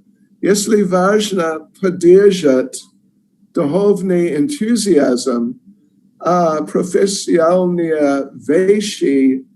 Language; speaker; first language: Russian; non-native, learner; English